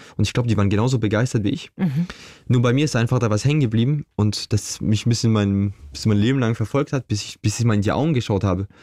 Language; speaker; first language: German; early bilingual, other home language; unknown